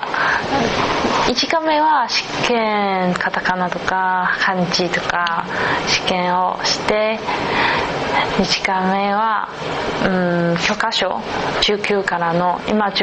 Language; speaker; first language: Japanese; non-native, learner; Chinese